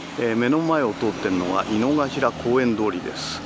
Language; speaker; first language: Japanese; native; Japanese